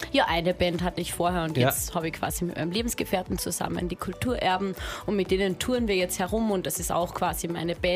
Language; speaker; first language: German; native; German